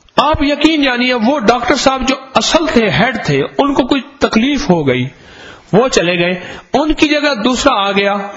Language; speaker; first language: Urdu; non-native, local second language; Punjabi